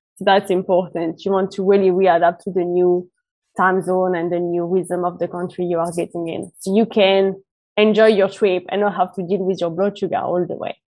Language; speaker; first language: English; non-native, fluent; French